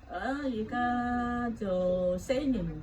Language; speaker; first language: Cantonese; non-native, learner; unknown